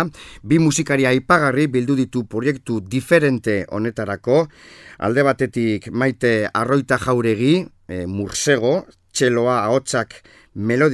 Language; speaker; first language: Basque; native; Basque